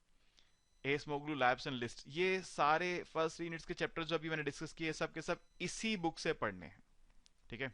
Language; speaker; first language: Hindi; native; Hindi